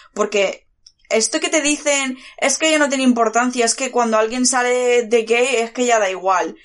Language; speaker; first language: Spanish; early bilingual, other home language; Bulgarian